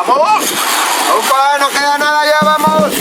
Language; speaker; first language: Spanish; native; Spanish